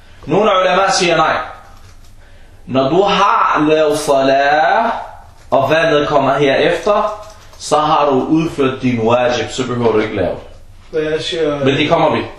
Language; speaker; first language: Danish; non-native, fluent; Arabic